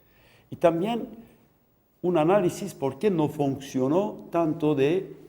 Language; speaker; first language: Spanish; non-native, local second language; Kurdish